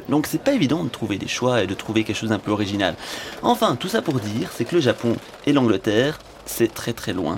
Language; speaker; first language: French; native; French